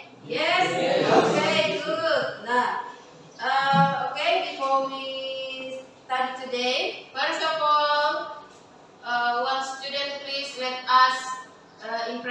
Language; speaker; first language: English; non-native, learner; Indonesian